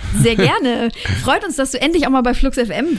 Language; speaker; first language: German; native; German